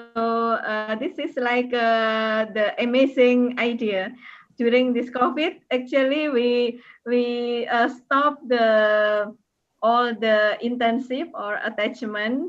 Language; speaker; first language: English; non-native, learner; Indonesian